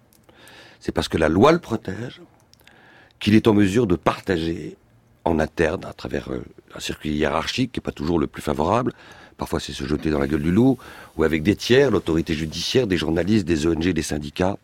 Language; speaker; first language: French; native; French